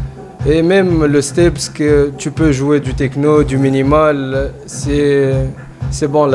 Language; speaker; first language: French; non-native, fluent; Arabic